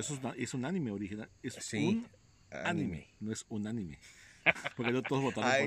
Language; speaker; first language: Spanish; native; Spanish